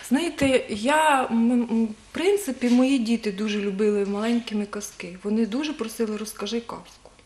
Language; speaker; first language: Ukrainian; native; Ukrainian